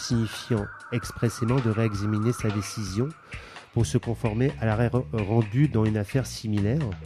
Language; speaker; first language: French; native; French